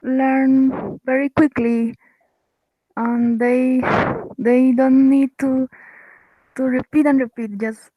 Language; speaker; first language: English; non-native, learner; Spanish